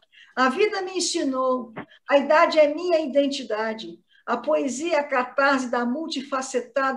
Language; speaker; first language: Portuguese; native; Portuguese